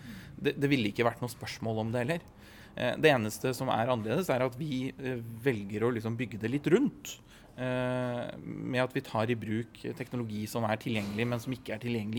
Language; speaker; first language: Norwegian; native; Norwegian